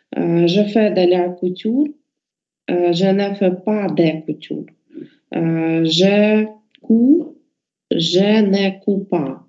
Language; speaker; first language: French; non-native, learner; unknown